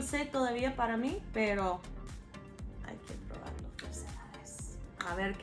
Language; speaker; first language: Spanish; non-native, fluent; English